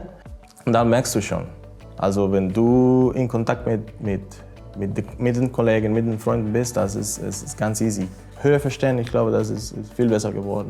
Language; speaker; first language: German; non-native, fluent; Spanish